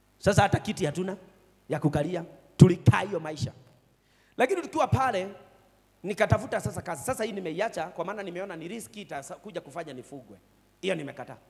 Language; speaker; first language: Swahili; non-native, local second language; Kikuyu